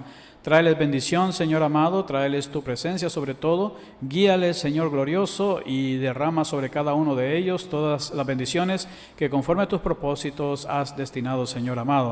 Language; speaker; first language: Spanish; native; Spanish